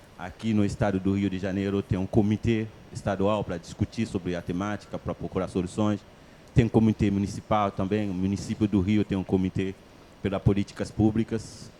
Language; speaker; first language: Portuguese; non-native, fluent; Haitian Creole